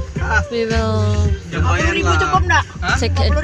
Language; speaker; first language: English; non-native, learner; Indonesian